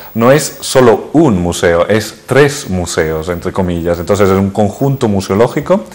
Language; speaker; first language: Spanish; early bilingual, heritage; Spanish